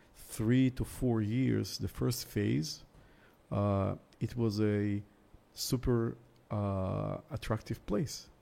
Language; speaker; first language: English; early bilingual, other home language; Russian